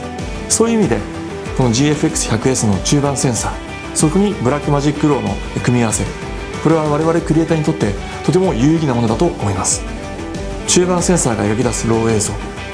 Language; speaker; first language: Japanese; native; Japanese